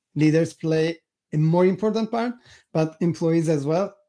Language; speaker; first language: English; non-native, fluent; Turkish